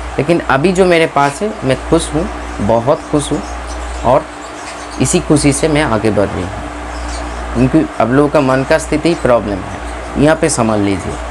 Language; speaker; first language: Hindi; non-native, local second language; Bangla